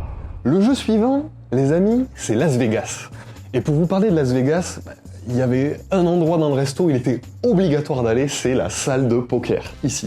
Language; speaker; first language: French; native; French